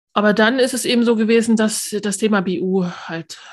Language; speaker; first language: German; native; German